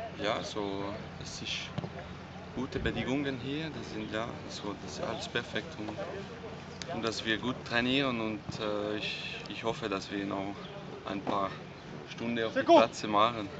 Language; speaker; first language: German; non-native, local second language; French